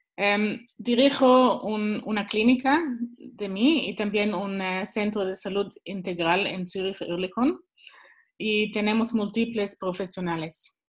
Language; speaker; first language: Spanish; non-native, learner; Swiss German